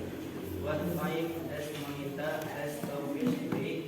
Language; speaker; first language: English; non-native, learner; Indonesian